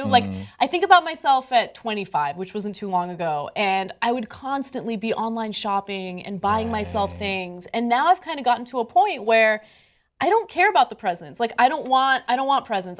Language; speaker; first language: English; native; English